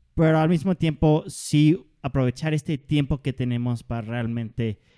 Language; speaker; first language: Spanish; non-native, fluent; Danish